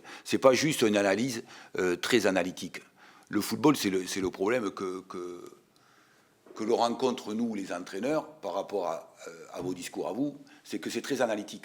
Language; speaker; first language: French; native; French